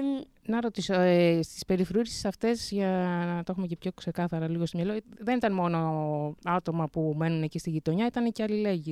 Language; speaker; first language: Greek; native; Greek